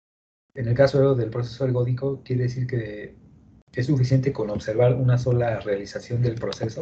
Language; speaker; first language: Spanish; native; Spanish